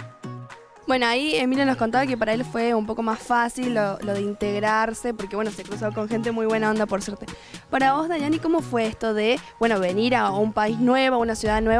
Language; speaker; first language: Spanish; native; Spanish